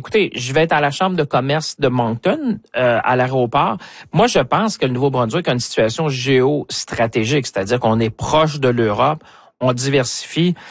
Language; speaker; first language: French; native; French